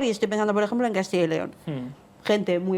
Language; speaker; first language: Spanish; native; Spanish